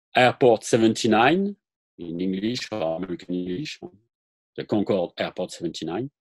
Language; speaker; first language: English; non-native, fluent; French